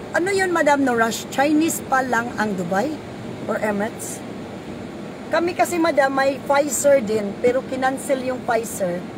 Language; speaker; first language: Filipino; non-native, local second language; Cebuano